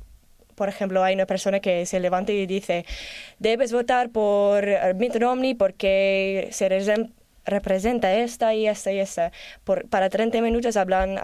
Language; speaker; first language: Spanish; non-native, learner; English